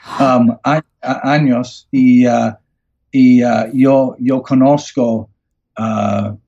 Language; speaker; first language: Spanish; non-native, learner; English